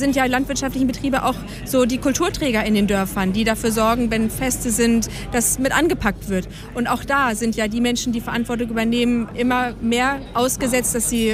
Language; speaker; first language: German; native; German